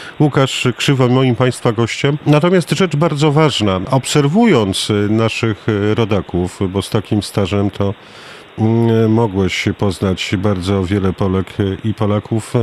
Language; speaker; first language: Polish; native; Polish